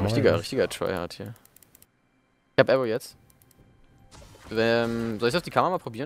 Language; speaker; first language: German; native; German